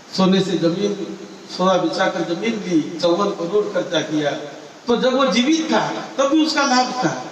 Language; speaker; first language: Hindi; non-native, local second language; Marathi